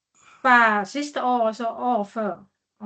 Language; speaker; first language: Danish; non-native, learner; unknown